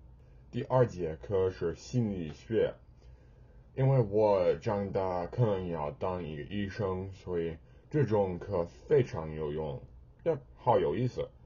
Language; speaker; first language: Chinese; non-native, learner; English